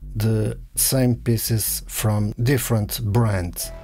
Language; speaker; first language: English; non-native, fluent; Portuguese